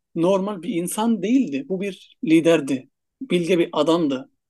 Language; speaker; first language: Turkish; non-native, fluent; Arabic